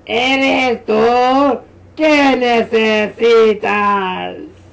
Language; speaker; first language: Spanish; non-native, learner; English